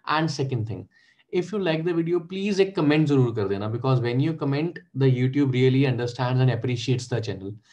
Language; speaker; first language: English; non-native, local second language; Hindi